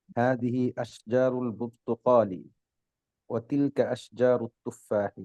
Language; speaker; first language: Arabic; non-native, learner; Bangla